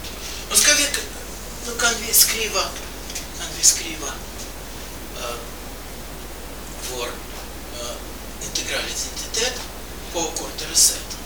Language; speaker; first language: Swedish; non-native, fluent; Russian